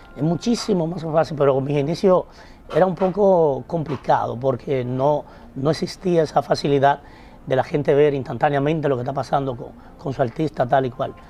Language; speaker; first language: Spanish; native; Spanish